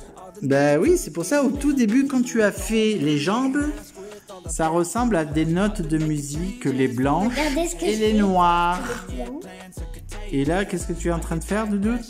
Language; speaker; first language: French; native; French